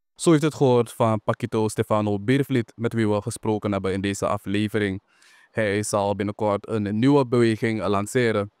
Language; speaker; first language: Dutch; native; Dutch